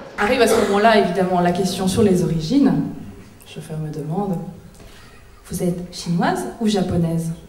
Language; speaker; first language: French; early bilingual, other home language; Korean